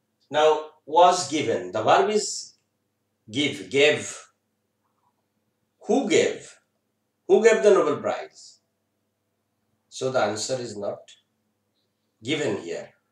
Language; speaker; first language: English; non-native, local second language; Bangla